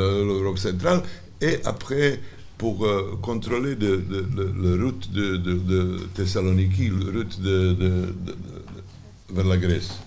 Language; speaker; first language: French; non-native, learner; Serbian